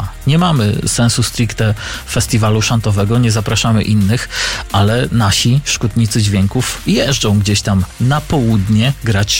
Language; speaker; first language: Polish; native; Polish